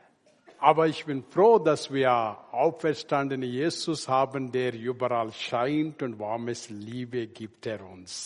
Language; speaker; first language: German; non-native, learner; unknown